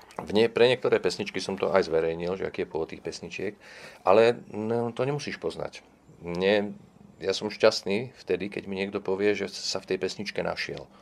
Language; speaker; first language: Slovak; non-native, local second language; Czech